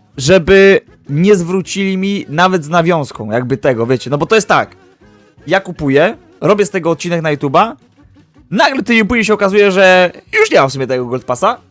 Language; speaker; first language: Polish; native; Polish